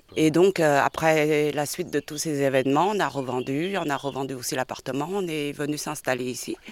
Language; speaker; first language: French; early bilingual, other home language; Khmer